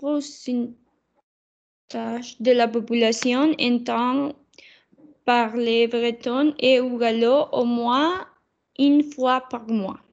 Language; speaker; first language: French; non-native, learner; Spanish